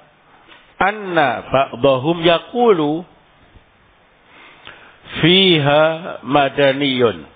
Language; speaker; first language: Arabic; non-native, fluent; Indonesian